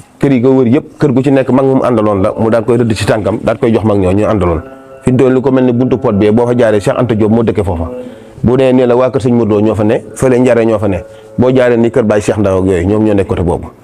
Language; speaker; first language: Wolof; native; Wolof